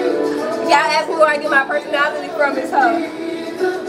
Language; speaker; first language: English; native; English